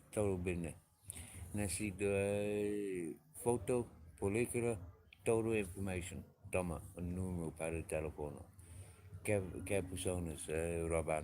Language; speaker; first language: Spanish; non-native, learner; English